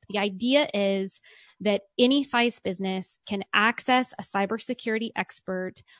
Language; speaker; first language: English; native; English